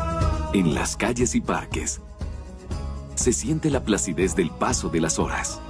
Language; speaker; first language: Spanish; native; Spanish